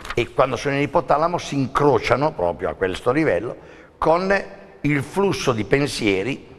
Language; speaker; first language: Italian; native; Italian